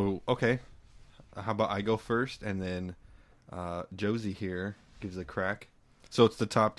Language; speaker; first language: English; native; English